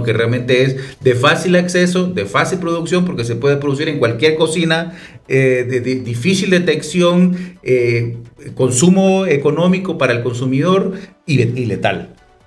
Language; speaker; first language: Spanish; native; Spanish